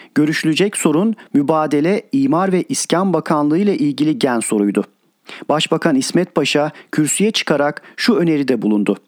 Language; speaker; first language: Turkish; native; Turkish